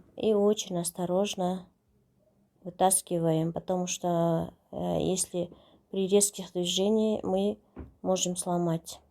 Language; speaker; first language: Russian; non-native, local second language; Kazakh